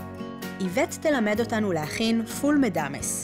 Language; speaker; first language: Hebrew; native; Hebrew